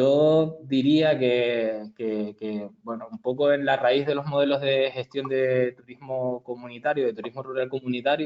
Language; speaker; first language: Spanish; native; Spanish